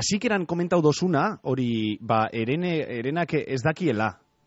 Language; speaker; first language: Basque; native; Basque